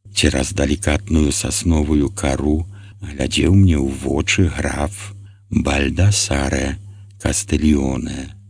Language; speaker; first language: Belarusian; native; Belarusian